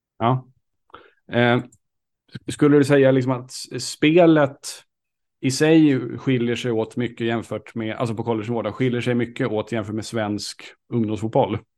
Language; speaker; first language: Swedish; native; Swedish